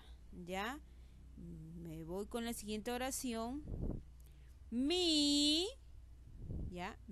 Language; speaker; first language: Spanish; native; Spanish